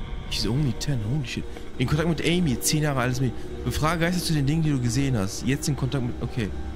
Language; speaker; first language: German; native; German